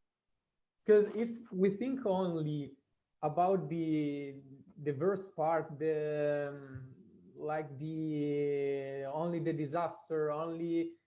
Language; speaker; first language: English; non-native, fluent; Italian